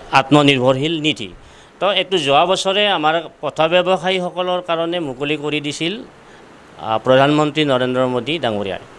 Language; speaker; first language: Assamese; native; Assamese